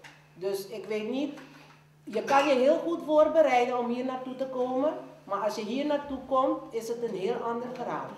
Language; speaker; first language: Dutch; non-native, local second language; Papiamento